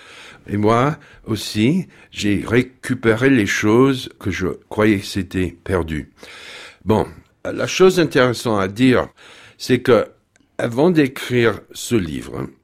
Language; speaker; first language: French; non-native, fluent; English